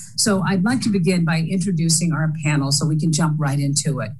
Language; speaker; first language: English; native; English